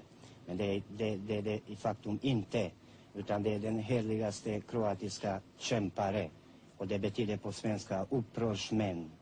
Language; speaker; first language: Swedish; non-native, fluent; Croatian